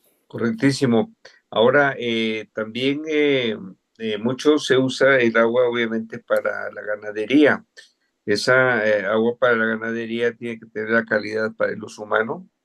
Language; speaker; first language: Spanish; native; Spanish